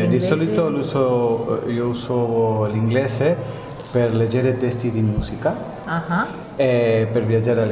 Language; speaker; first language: Italian; non-native, learner; Spanish